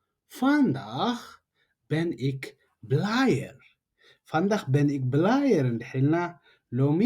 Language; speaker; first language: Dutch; non-native, learner; Tigrinya